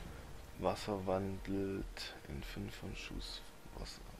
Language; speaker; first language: German; native; German